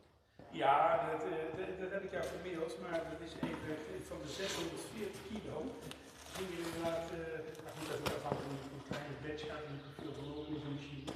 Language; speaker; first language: Dutch; native; Dutch